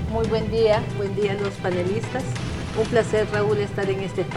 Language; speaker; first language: Spanish; native; Spanish